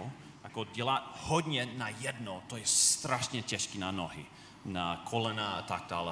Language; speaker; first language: Czech; non-native, fluent; English